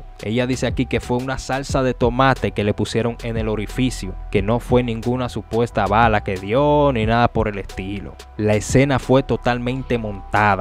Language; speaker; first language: Spanish; native; Spanish